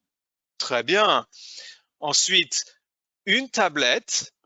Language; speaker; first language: French; non-native, fluent; English